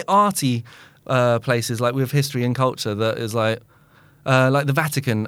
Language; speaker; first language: English; native; English